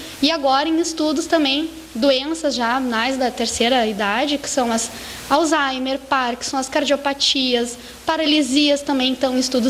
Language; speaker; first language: Portuguese; native; Portuguese